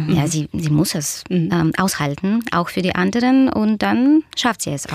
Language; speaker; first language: German; non-native, fluent; Russian